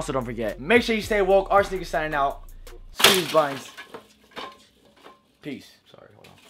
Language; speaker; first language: English; native; English